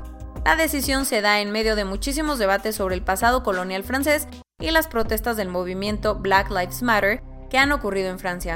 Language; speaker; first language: Spanish; native; Spanish